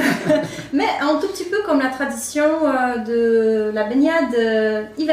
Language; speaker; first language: French; non-native, fluent; Polish